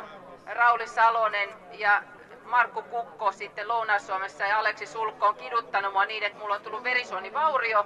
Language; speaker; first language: Finnish; native; Finnish